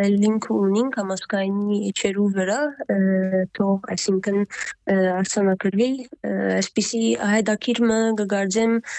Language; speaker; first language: Armenian; early bilingual, heritage; Armenian